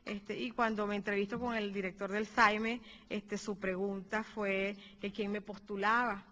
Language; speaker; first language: Spanish; native; Spanish